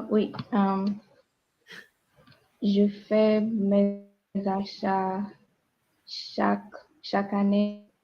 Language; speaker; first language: French; non-native, learner; English